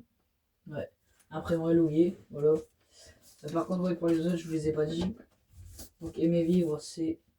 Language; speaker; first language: French; native; French